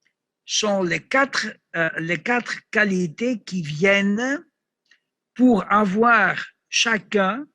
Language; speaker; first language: French; non-native, learner; Greek